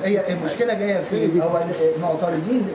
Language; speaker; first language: Arabic; native; Arabic